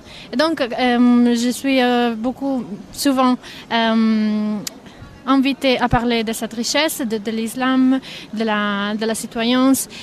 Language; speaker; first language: French; non-native, fluent; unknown